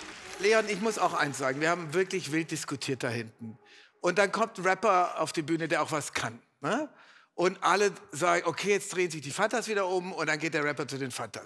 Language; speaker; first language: German; native; German